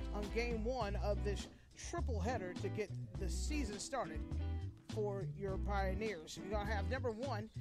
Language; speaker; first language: English; native; English